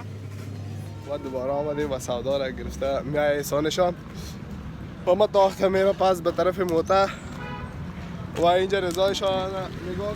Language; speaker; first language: Persian; native; Persian